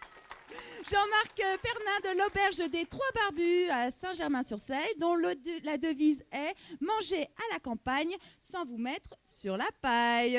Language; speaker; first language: French; native; French